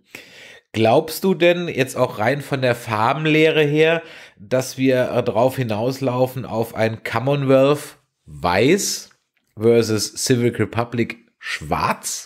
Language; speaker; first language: German; native; German